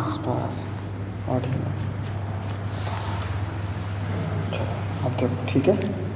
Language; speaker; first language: Hindi; native; Hindi